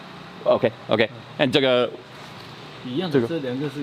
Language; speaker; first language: Chinese; non-native, learner; English